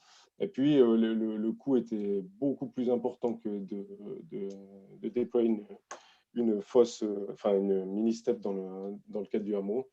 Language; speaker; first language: French; native; French